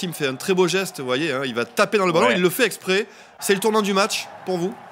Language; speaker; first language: French; native; French